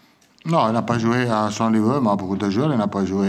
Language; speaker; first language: French; non-native, learner; Italian